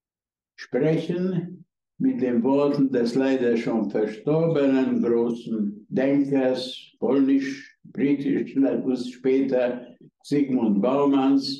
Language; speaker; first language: German; non-native, fluent; Hungarian